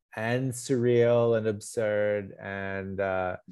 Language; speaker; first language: English; native; English